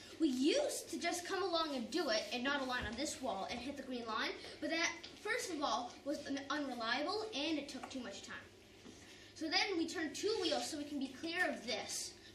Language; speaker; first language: English; native; English